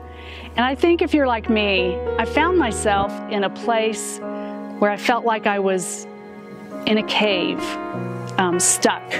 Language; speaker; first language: English; native; English